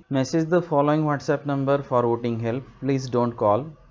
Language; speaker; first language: Hindi; non-native, local second language; Marathi